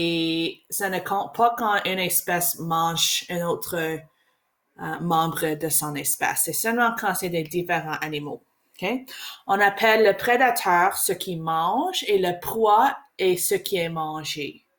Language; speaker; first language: French; non-native, learner; English